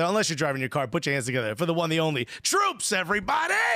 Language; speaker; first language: English; native; English